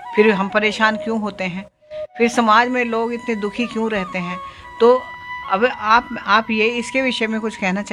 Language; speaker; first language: Hindi; native; Hindi